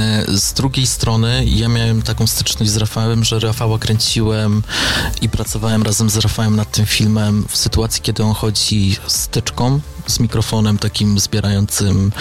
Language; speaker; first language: Polish; native; Polish